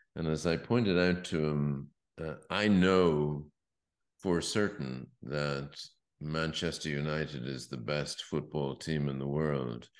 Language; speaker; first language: English; native; English